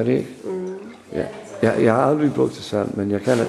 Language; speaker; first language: Danish; non-native, learner; English